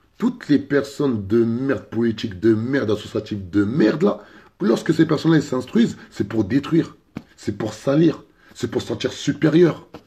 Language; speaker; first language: French; early bilingual, other home language; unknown